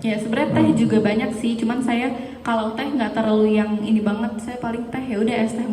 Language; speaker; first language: Indonesian; native; Indonesian